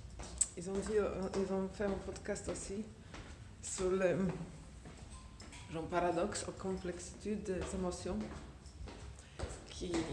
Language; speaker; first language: French; non-native, fluent; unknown